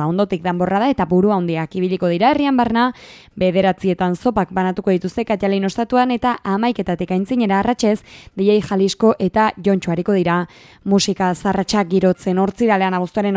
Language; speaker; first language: Basque; native; Basque